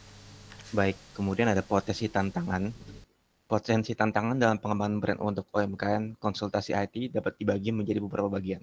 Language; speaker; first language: Indonesian; native; Indonesian